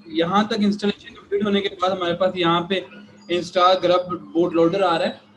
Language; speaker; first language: Urdu; native; Urdu